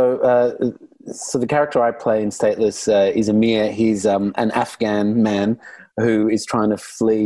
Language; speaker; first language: English; non-native, local second language; Arabic